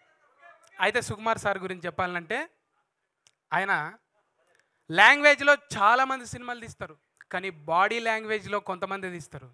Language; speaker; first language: Telugu; native; Telugu